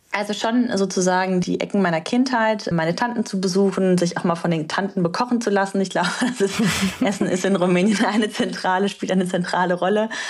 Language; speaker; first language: German; early bilingual, other home language; Romanian